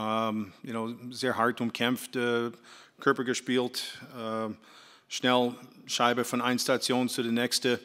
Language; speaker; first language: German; non-native, fluent; English